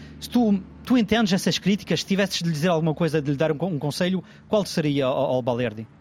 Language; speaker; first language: Portuguese; early bilingual, heritage; Portuguese